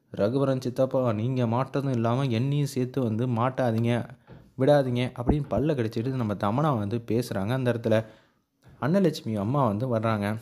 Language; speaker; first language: Tamil; native; Tamil